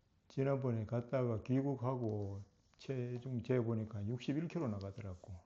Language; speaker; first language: Korean; native; Korean